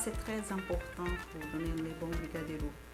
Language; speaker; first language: French; non-native, learner; Portuguese